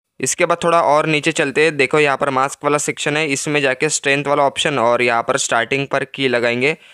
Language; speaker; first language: Hindi; native; Hindi